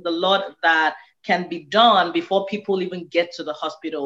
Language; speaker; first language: English; non-native, local second language; Yoruba